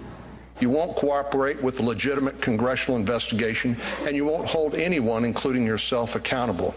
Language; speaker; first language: English; native; English